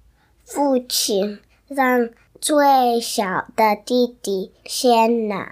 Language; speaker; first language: Chinese; early bilingual, heritage; Chinese